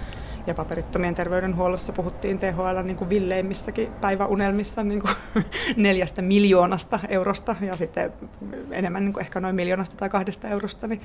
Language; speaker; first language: Finnish; native; Finnish